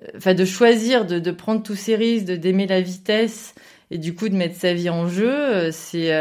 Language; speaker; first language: French; native; French